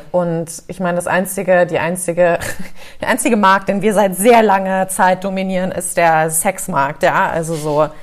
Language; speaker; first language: German; early bilingual, heritage; German